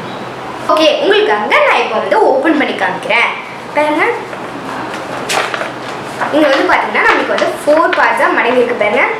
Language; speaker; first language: Tamil; native; Tamil